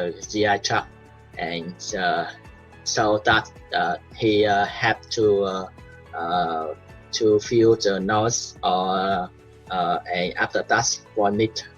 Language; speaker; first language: English; non-native, learner; Vietnamese